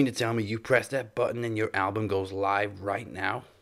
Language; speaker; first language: English; native; English